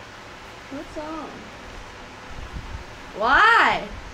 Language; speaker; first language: English; non-native, learner; Thai